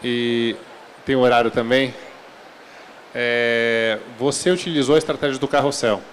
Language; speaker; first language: Portuguese; native; Portuguese